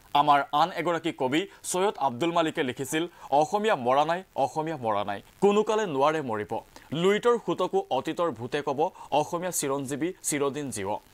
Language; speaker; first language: Assamese; native; Assamese